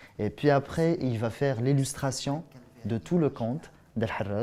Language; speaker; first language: French; non-native, local second language; Arabic